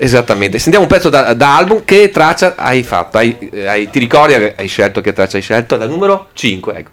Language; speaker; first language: Italian; native; Italian